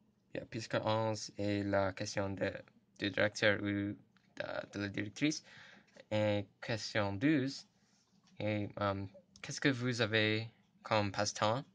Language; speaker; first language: French; non-native, learner; English